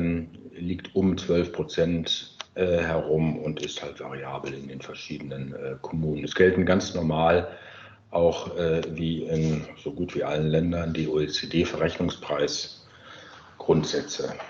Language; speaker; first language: German; native; German